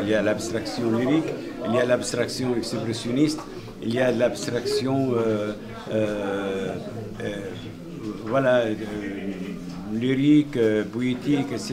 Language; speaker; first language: French; non-native, fluent; Arabic